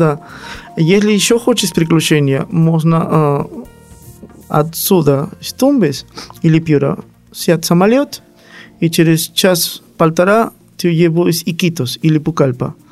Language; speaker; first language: Russian; non-native, learner; Spanish